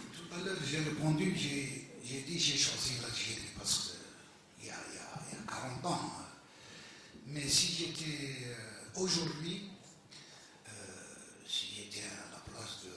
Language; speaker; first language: French; early bilingual, other home language; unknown